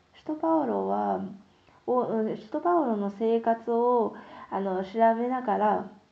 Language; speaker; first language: Japanese; non-native, fluent; Korean